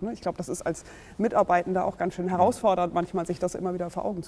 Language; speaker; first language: German; native; German